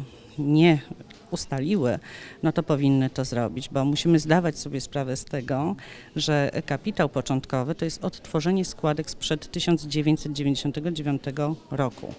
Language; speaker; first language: Polish; native; Polish